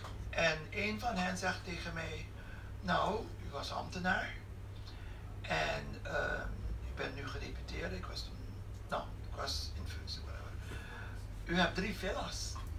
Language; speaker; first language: Dutch; non-native, local second language; Papiamento